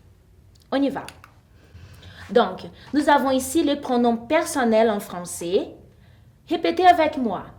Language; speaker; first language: French; non-native, fluent; Portuguese